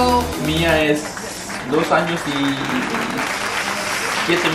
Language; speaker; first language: Spanish; early bilingual, other home language; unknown